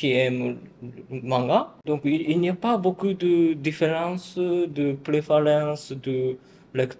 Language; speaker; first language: French; non-native, learner; Japanese